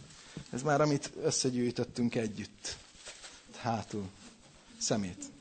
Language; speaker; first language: Hungarian; native; Hungarian